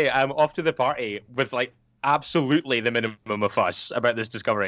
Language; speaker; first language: English; native; English